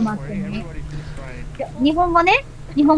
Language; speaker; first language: Japanese; non-native, learner; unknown